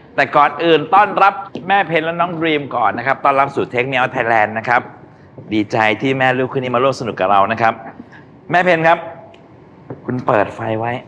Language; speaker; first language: Thai; native; Thai